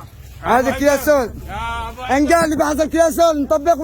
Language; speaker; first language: Arabic; native; Arabic